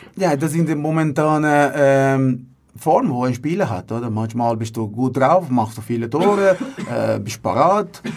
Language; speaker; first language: German; non-native, fluent; Portuguese